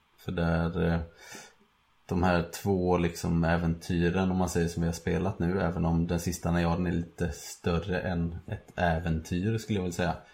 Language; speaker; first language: Swedish; native; Swedish